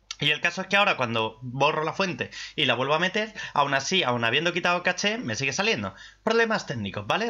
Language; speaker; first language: Spanish; native; Spanish